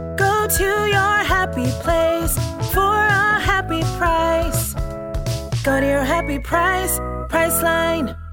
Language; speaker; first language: English; native; English